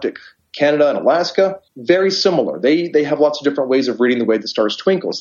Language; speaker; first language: English; native; English